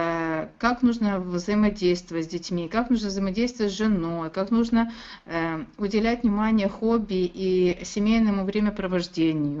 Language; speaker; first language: Russian; native; Russian